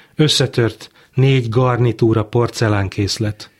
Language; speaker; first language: Hungarian; native; Hungarian